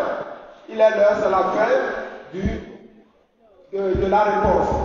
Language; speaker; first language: French; non-native, fluent; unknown